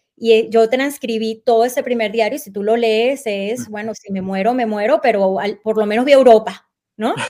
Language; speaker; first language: Spanish; native; Spanish